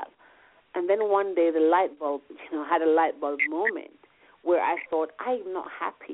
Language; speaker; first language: English; non-native, local second language; Jamaican Creole English